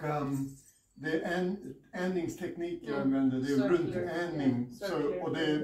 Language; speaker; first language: Swedish; non-native, learner; English